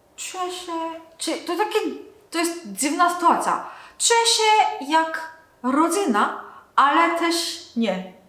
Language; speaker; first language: Polish; non-native, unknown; Korean